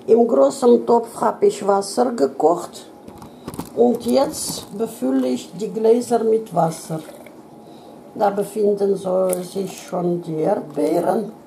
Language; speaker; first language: German; non-native, fluent; Russian